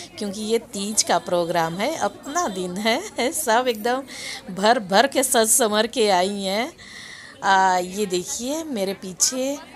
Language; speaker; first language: Hindi; native; Hindi